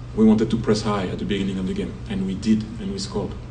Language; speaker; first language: English; non-native, fluent; French